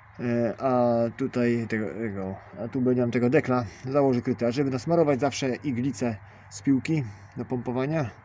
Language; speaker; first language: Polish; native; Polish